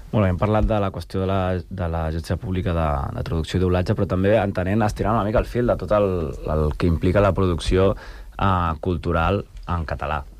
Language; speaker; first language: Catalan; early bilingual, other home language; Spanish